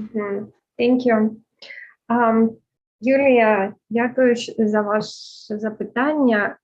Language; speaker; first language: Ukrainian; early bilingual, heritage; Ukrainian